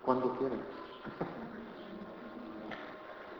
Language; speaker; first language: Spanish; non-native, fluent; French